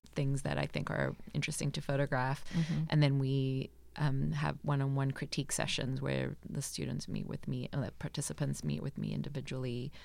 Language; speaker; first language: English; native; English